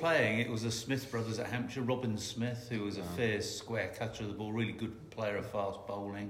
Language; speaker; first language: English; native; English